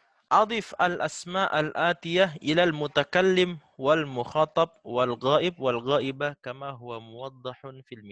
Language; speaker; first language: Arabic; non-native, fluent; Indonesian